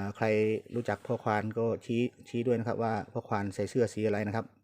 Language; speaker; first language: Thai; native; Thai